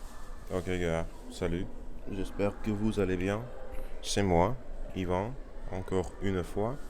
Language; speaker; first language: French; non-native, learner; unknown